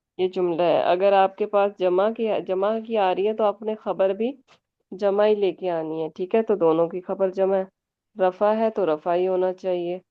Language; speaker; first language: Urdu; native; Urdu